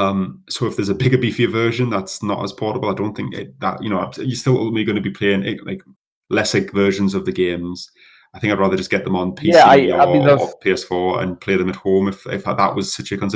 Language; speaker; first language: English; native; English